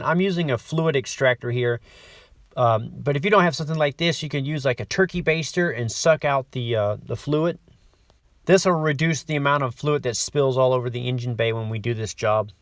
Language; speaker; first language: English; native; English